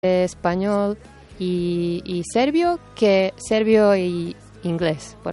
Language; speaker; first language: Spanish; non-native, fluent; Serbian